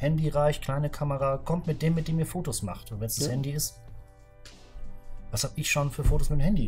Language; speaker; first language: German; native; German